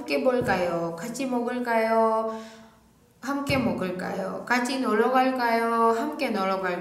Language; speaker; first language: Korean; non-native, fluent; Indonesian